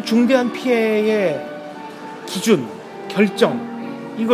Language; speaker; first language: Korean; native; Korean